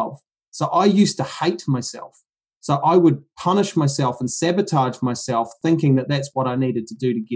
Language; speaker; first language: English; native; English